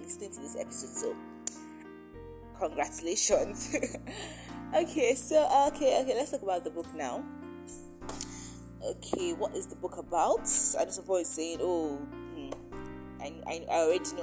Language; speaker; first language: English; non-native, local second language; Yoruba